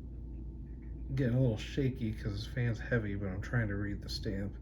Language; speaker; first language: English; native; English